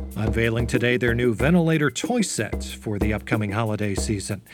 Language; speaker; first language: English; native; English